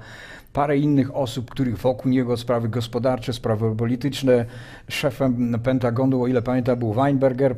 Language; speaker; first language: Polish; native; Polish